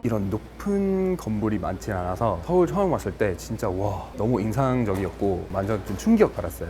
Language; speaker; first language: Korean; non-native, fluent; English